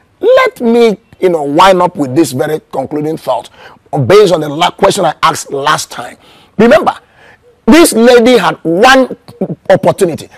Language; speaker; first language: English; non-native, local second language; Igbo